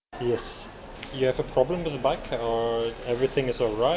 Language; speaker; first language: English; non-native, learner; Spanish